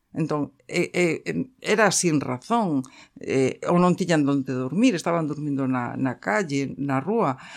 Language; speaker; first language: Galician; native; Galician